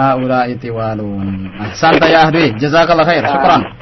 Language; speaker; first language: Arabic; non-native, learner; Indonesian